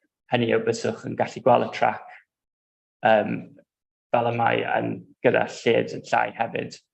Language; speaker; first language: Welsh; non-native, local second language; English